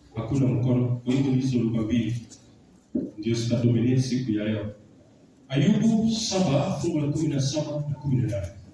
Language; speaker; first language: Swahili; non-native, local second language; Gusii